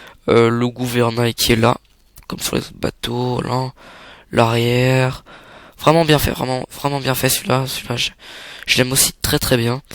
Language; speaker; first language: French; native; French